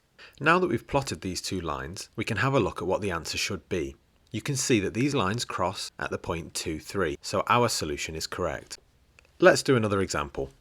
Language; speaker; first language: English; native; English